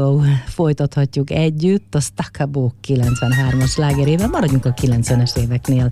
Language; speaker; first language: Hungarian; native; Hungarian